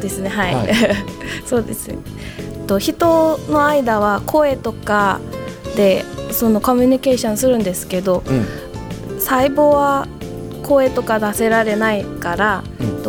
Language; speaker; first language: Japanese; non-native, fluent; Korean